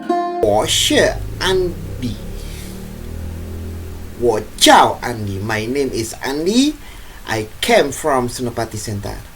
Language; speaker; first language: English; non-native, fluent; Indonesian